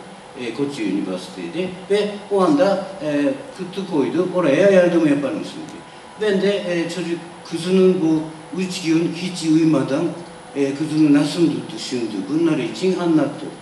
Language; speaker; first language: Turkish; non-native, learner; Japanese